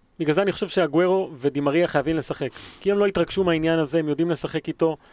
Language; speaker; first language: Hebrew; early bilingual, other home language; Spanish